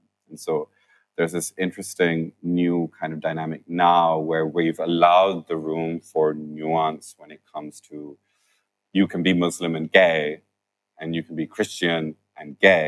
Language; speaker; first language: English; non-native, local second language; Urdu